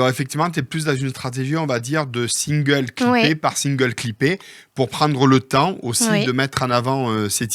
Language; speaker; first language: French; native; French